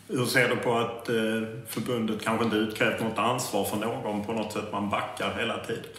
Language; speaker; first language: Swedish; native; Swedish